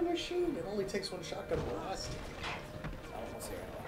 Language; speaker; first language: English; native; English